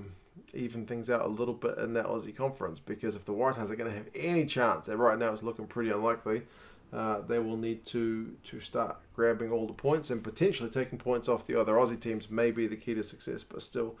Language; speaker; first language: English; native; English